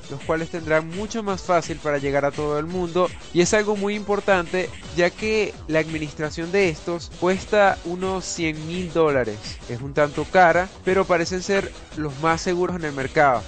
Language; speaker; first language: Spanish; native; Spanish